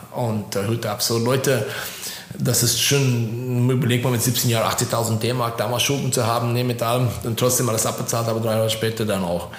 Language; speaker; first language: German; non-native, fluent; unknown